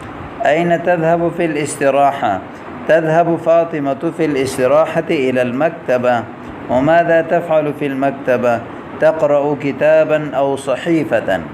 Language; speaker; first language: Arabic; non-native, fluent; Urdu